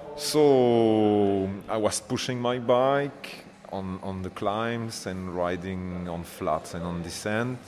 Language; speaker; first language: English; non-native, fluent; French